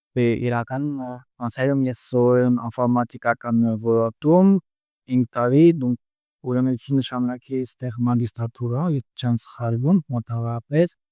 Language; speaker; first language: Armenian; early bilingual, heritage; Armenian